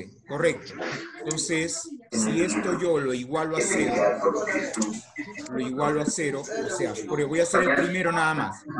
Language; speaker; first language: Spanish; native; Spanish